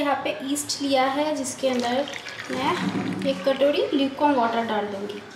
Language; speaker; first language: Hindi; non-native, local second language; Bangla